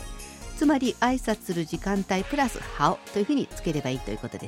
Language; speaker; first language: Japanese; native; Japanese